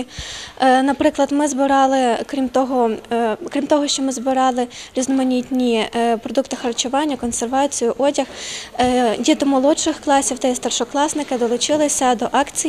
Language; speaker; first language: Ukrainian; native; Ukrainian